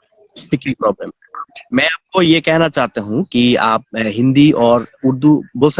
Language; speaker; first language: Hindi; non-native, learner; Bangla